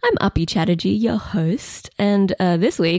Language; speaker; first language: English; native; English